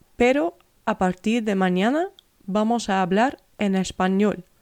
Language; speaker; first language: Spanish; non-native, fluent; Dutch